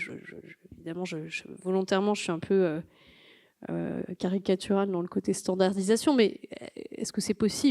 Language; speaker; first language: French; native; French